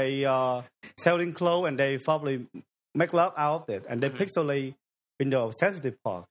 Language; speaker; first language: English; non-native, learner; Vietnamese